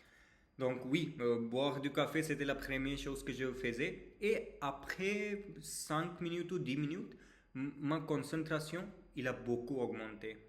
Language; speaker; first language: French; non-native, learner; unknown